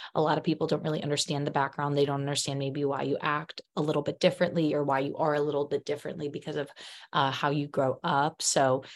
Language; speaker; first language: English; early bilingual, other home language; Polish